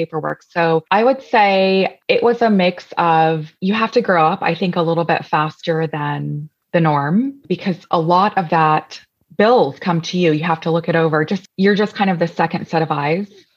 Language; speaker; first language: English; native; English